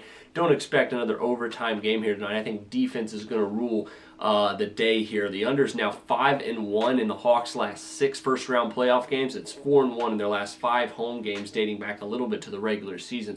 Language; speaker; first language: English; native; English